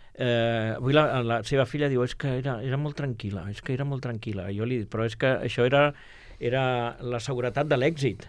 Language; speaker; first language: Catalan; native; Catalan